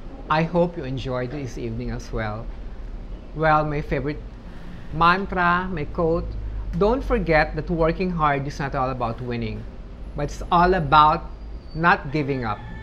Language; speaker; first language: English; non-native, local second language; Filipino